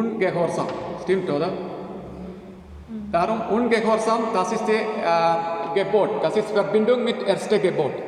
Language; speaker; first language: German; non-native, learner; Malayalam